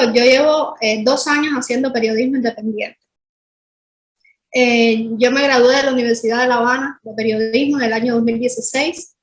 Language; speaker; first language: Spanish; native; Spanish